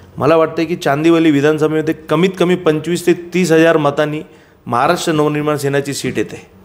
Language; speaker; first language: Marathi; non-native, local second language; Gujarati